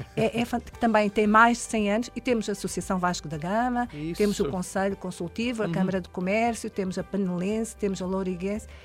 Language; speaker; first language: Portuguese; native; Portuguese